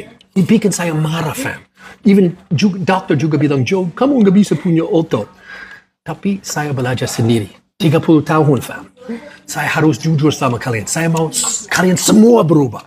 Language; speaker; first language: Indonesian; non-native, learner; English